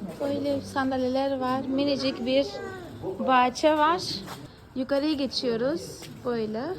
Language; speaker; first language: Turkish; non-native, fluent; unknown